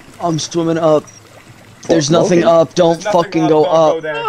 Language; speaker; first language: English; native; English